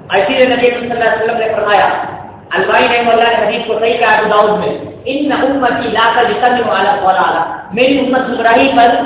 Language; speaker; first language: Urdu; native; Urdu